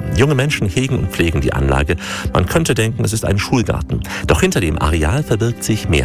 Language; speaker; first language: German; native; German